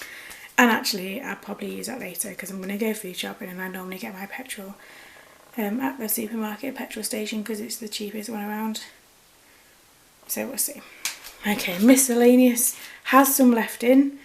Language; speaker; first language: English; native; English